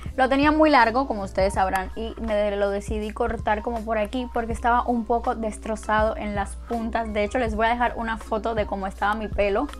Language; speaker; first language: Spanish; native; Spanish